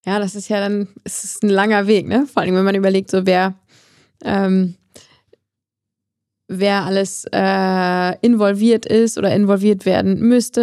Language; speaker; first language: German; native; German